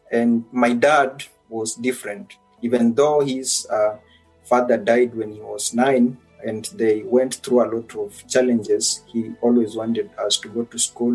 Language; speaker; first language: English; non-native, local second language; Luyia